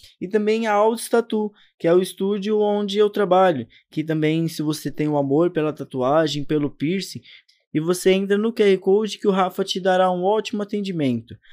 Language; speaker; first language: Portuguese; native; Portuguese